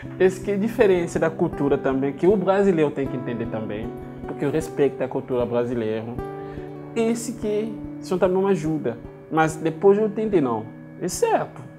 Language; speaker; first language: Portuguese; non-native, learner; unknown